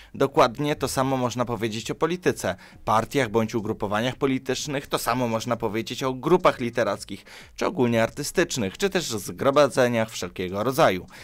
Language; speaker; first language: Polish; early bilingual, other home language; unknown